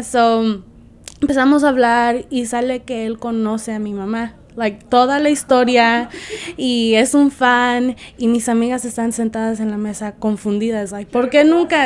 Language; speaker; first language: Spanish; early bilingual, heritage; Spanish